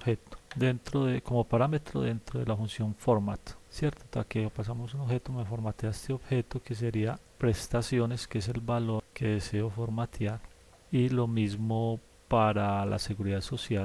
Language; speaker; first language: Spanish; native; Spanish